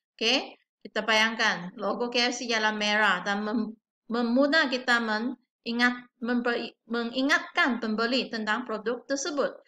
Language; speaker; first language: Malay; non-native, local second language; Chinese